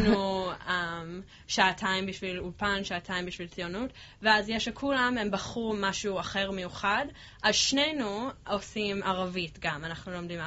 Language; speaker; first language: Hebrew; early bilingual, heritage; English